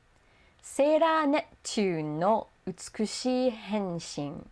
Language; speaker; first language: Japanese; non-native, fluent; English